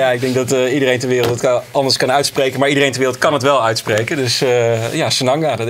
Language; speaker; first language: Dutch; native; Dutch